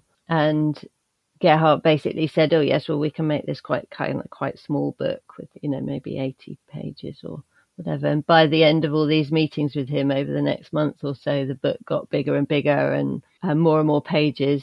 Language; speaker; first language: English; native; English